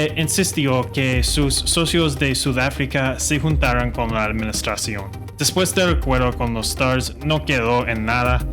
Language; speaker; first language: Spanish; non-native, fluent; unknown